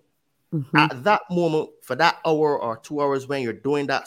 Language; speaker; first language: English; native; English